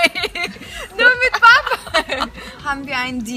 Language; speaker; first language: German; non-native, fluent; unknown